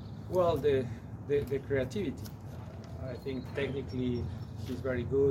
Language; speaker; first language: English; non-native, fluent; Spanish